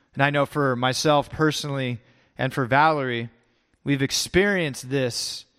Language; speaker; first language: English; native; English